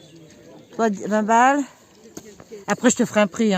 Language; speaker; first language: French; native; French